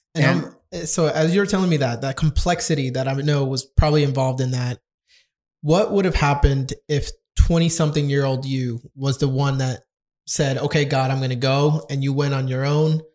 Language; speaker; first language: English; non-native, fluent; Spanish